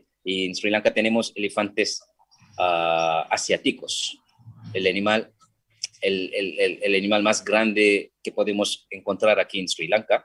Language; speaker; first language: Spanish; non-native, fluent; Sinhala